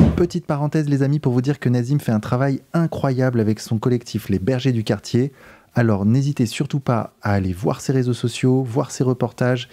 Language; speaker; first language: French; native; French